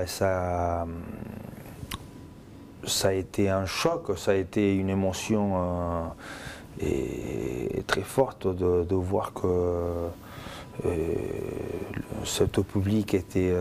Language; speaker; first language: French; non-native, fluent; Spanish